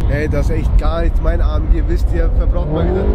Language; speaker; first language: German; early bilingual, other home language; Turkish